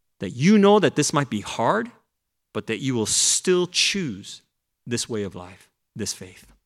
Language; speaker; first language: English; early bilingual, other home language; Korean